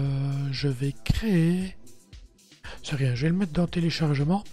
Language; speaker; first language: French; native; French